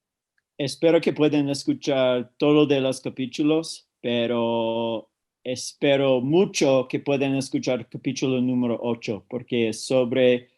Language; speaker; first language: Spanish; non-native, fluent; English